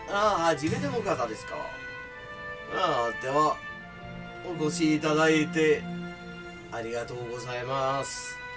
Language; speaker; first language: Japanese; non-native, fluent; English